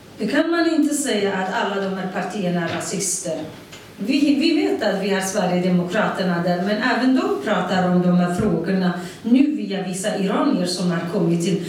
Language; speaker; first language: Swedish; non-native, fluent; Central Kurdish